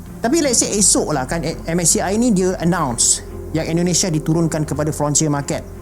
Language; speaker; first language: Malay; native; Malay